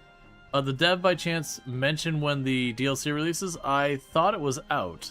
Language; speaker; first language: English; native; English